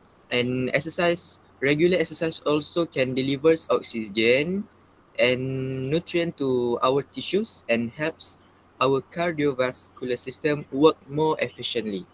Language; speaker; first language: English; non-native, local second language; Malay